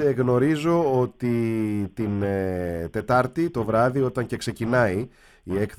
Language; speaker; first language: Greek; native; Greek